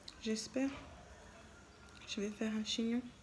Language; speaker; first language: French; native; French